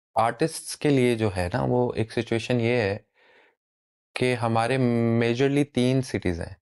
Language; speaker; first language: Urdu; native; Urdu